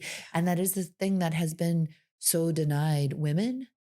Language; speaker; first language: English; native; English